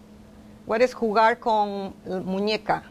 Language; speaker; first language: Spanish; non-native, fluent; English